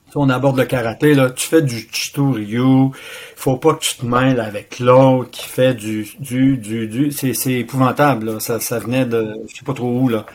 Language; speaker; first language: French; native; French